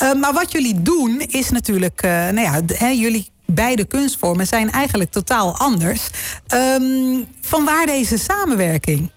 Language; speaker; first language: Dutch; native; Dutch